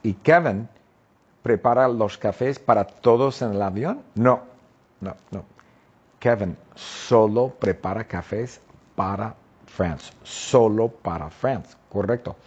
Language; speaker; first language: Spanish; non-native, fluent; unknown